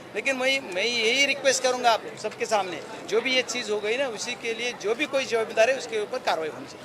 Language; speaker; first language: Hindi; non-native, local second language; Marathi